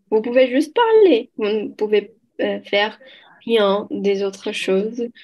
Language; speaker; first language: French; non-native, learner; Portuguese